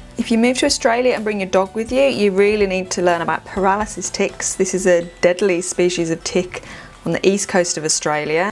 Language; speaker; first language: English; native; English